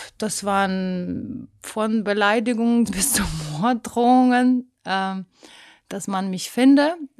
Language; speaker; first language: German; non-native, fluent; Ukrainian